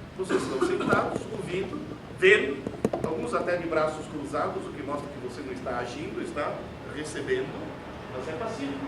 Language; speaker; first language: Portuguese; early bilingual, other home language; Italian